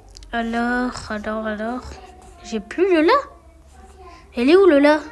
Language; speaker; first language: French; native; French